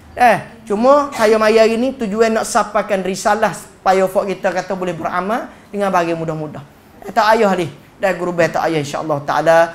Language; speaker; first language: Malay; native; Malay